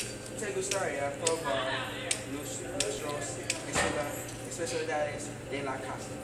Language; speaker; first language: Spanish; non-native, learner; English